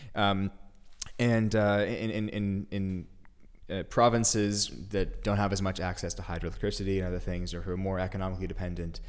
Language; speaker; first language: English; native; English